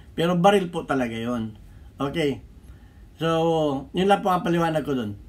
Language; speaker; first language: Filipino; native; Filipino